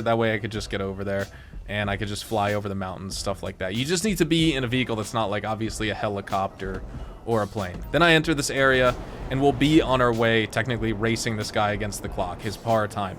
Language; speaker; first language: English; native; English